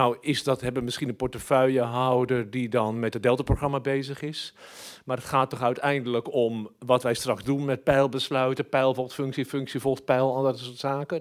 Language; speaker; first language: Dutch; native; Dutch